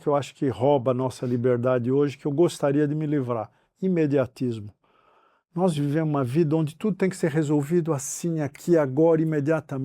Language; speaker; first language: Portuguese; native; Portuguese